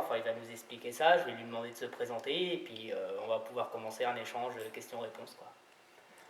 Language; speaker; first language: French; native; French